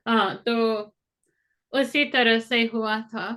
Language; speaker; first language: Hindi; non-native, fluent; English